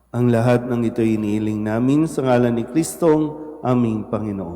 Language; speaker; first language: Filipino; native; Filipino